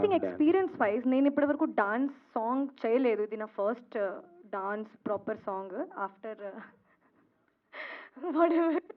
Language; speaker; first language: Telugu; non-native, local second language; Hindi